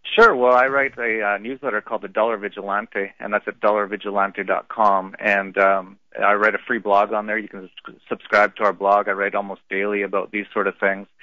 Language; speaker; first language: English; native; English